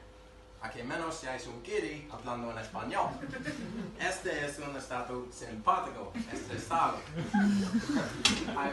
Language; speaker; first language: Spanish; non-native, learner; English